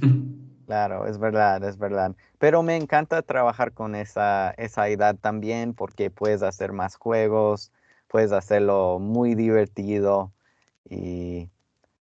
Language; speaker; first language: Spanish; non-native, fluent; English